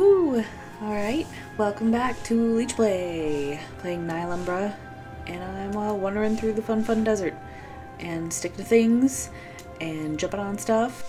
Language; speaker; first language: English; native; English